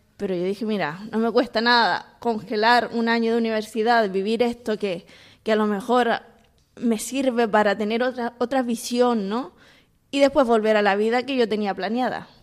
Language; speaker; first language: Spanish; native; Spanish